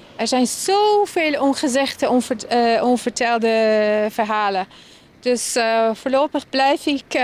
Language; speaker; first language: Dutch; non-native, fluent; Persian